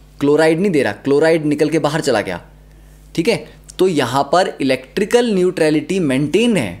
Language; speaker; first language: Hindi; native; Hindi